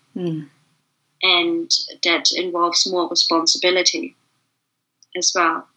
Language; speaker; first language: English; non-native, fluent; German